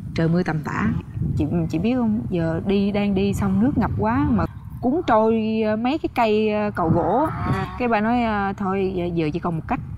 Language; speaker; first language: Vietnamese; native; Vietnamese